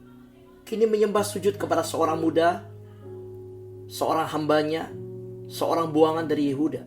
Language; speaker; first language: Indonesian; native; Indonesian